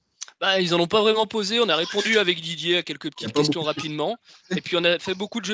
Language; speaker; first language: French; native; French